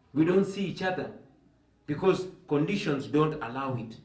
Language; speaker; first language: English; non-native, local second language; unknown